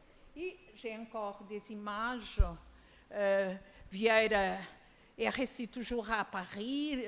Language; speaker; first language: French; non-native, fluent; Portuguese